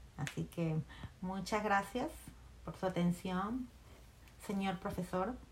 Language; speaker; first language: Spanish; native; Spanish